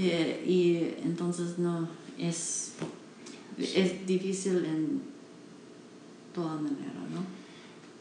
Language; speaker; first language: Spanish; non-native, learner; English